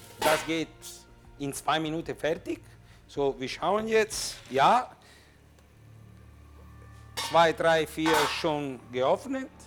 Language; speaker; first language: German; non-native, learner; Italian